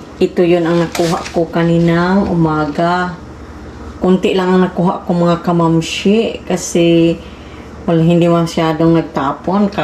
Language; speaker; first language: Filipino; non-native, local second language; Cebuano